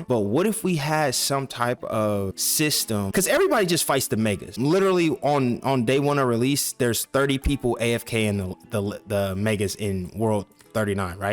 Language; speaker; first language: English; native; English